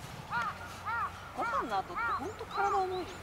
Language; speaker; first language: Japanese; native; Japanese